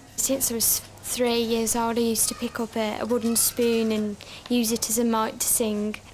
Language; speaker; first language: English; native; English